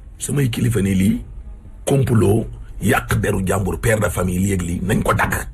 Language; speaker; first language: Wolof; native; Wolof